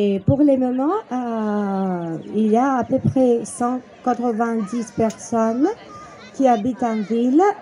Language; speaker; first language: French; non-native, fluent; Greek